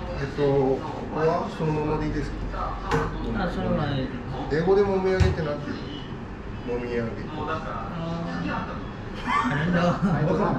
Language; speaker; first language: Japanese; non-native, learner; Nepali